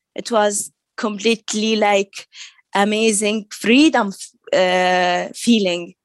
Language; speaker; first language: English; non-native, learner; Arabic